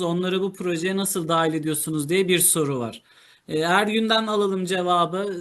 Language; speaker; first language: Turkish; native; Turkish